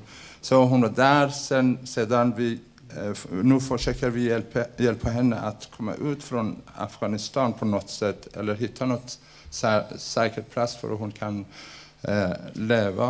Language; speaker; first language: Swedish; non-native, fluent; Persian